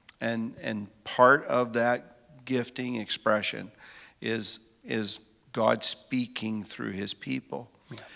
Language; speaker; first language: English; native; English